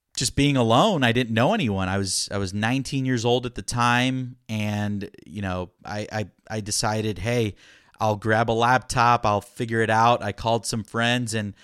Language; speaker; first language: English; early bilingual, other home language; Spanish